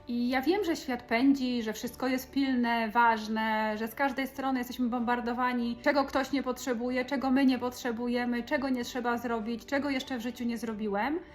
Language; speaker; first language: Polish; native; Polish